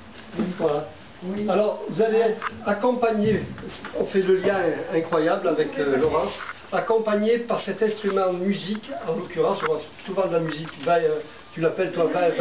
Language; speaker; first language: French; native; French